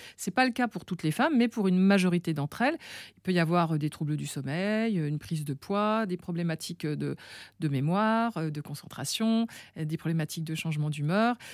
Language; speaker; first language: French; native; French